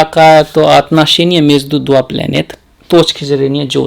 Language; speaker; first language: Russian; non-native, learner; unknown